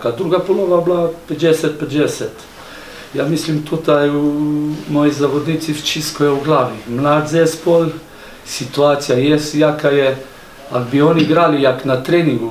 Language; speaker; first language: Polish; non-native, learner; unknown